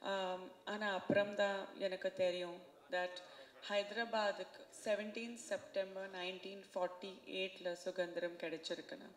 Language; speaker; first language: Tamil; non-native, fluent; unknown